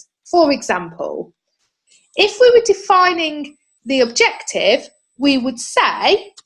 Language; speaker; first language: English; native; English